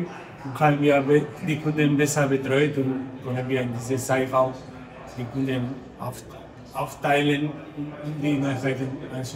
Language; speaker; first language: German; non-native, learner; Spanish